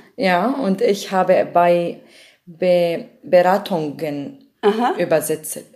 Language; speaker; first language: German; non-native, learner; Arabic